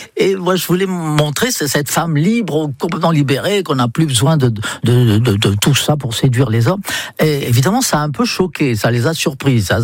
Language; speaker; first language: French; non-native, fluent; English